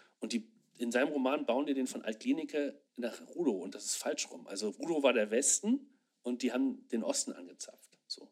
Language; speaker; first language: German; native; German